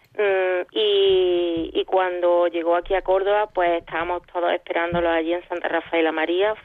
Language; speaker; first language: Spanish; native; Spanish